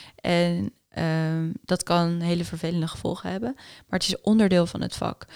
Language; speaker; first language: Dutch; early bilingual, other home language; Afrikaans